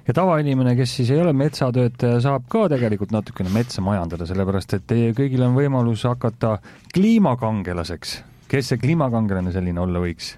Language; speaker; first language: Estonian; native; Estonian